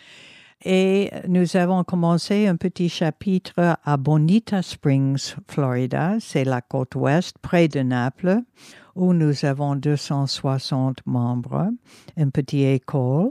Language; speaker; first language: French; non-native, fluent; English